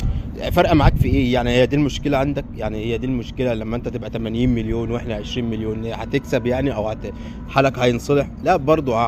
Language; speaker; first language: Arabic; native; Arabic